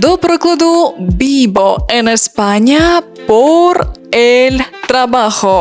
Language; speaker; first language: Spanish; non-native, fluent; Ukrainian